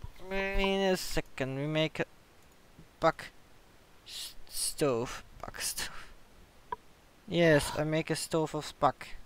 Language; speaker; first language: English; non-native, learner; German